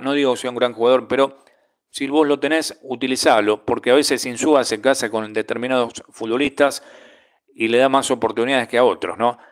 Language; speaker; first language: Spanish; native; Spanish